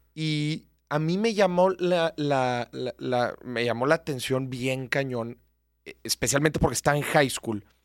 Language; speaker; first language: Spanish; native; Spanish